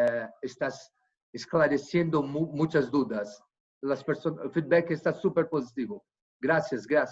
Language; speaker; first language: Spanish; non-native, fluent; Portuguese